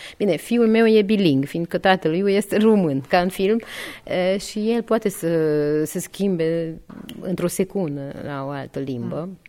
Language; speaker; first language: Romanian; non-native, local second language; Hungarian